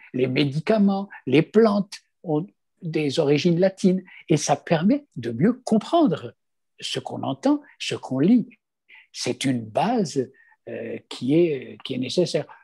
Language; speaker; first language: French; non-native, local second language; Kabyle